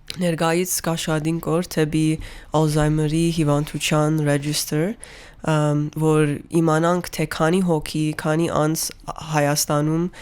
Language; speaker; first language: Armenian; early bilingual, heritage; Armenian